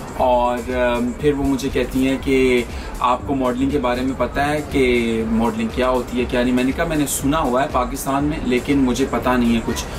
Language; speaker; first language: Urdu; non-native, local second language; Punjabi